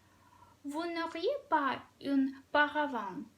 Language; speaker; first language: French; non-native, fluent; Russian